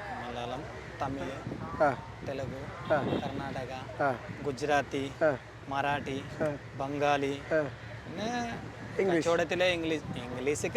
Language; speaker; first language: Malayalam; non-native, local second language; Hindi